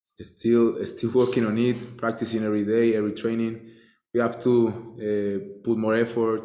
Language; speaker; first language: English; non-native, fluent; Spanish